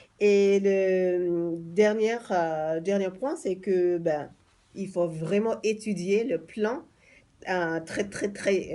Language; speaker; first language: French; non-native, fluent; English